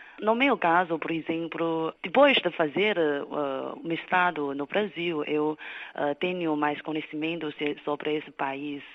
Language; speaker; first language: Portuguese; non-native, fluent; Chinese